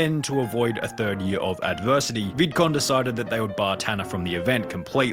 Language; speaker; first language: English; native; English